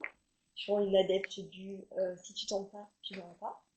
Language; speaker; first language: French; native; French